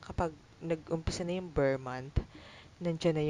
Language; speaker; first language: English; non-native, local second language; Filipino